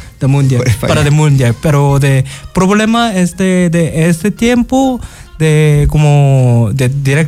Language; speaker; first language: Spanish; non-native, learner; Korean